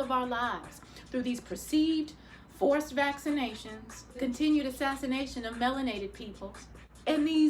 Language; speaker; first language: English; native; English